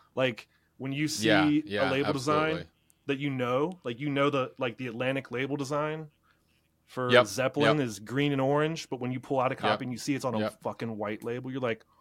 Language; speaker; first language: English; native; English